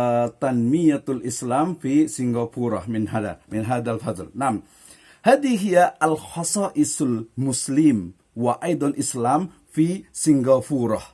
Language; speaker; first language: Arabic; non-native, fluent; Indonesian